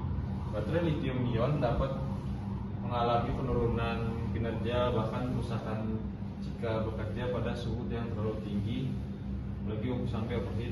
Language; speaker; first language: Indonesian; native; Indonesian